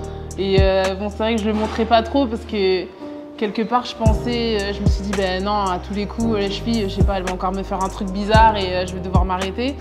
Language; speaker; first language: French; native; French